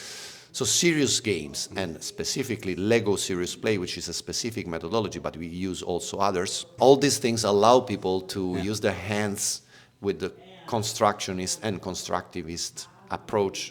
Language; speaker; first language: English; non-native, fluent; Italian